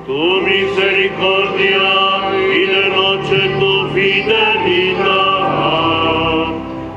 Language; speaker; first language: Spanish; native; Spanish